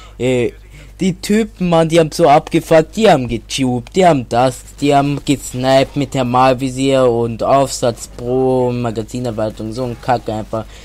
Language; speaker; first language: German; native; German